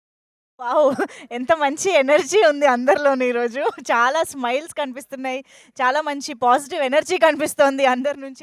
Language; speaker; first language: Telugu; native; Telugu